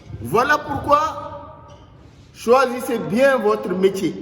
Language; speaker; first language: French; non-native, local second language; Wolof